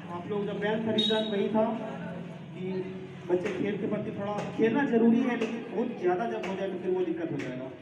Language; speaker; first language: Hindi; native; Hindi